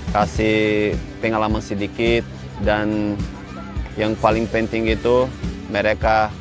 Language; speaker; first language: Indonesian; non-native, fluent; Portuguese